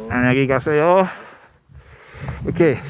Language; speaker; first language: Korean; non-native, learner; English